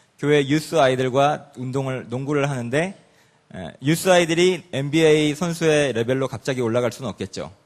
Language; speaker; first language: Korean; early bilingual, other home language; English